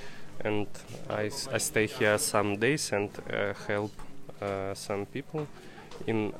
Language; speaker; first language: English; non-native, learner; Russian